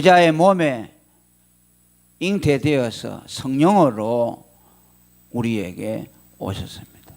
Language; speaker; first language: Korean; native; Korean